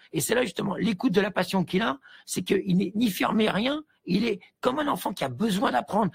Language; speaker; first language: French; native; French